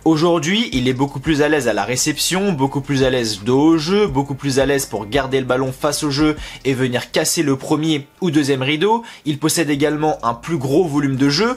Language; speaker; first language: French; native; French